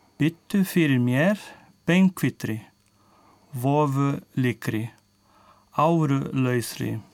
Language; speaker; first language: Icelandic; non-native, fluent; Portuguese